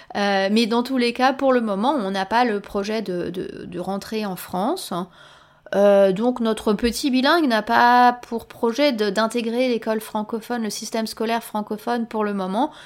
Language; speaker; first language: French; native; French